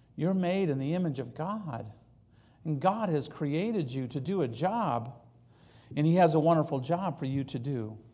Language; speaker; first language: English; early bilingual, other home language; Polish